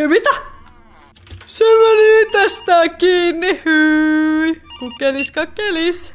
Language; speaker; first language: Finnish; native; Finnish